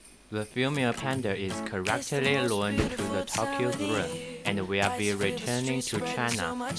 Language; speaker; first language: English; non-native, fluent; Chinese